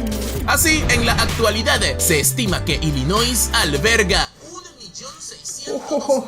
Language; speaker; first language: Spanish; native; Spanish